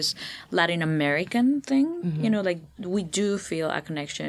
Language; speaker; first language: English; non-native, fluent; Spanish